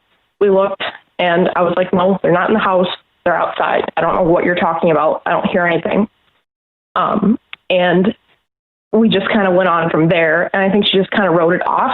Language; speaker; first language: English; native; English